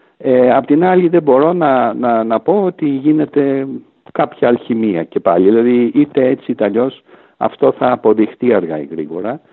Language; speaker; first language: Greek; native; Greek